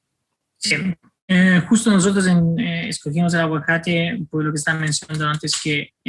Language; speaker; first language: Spanish; non-native, fluent; Italian